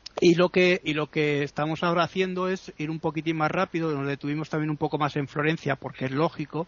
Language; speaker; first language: Spanish; native; Spanish